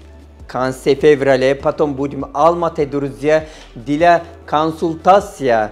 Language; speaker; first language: Russian; non-native, fluent; Turkish